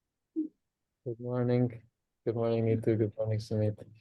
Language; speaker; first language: Hindi; non-native, local second language; English